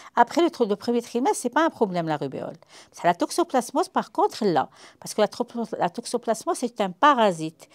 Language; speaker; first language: French; non-native, local second language; Arabic